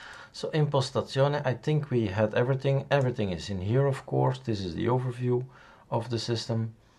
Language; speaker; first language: English; non-native, fluent; Dutch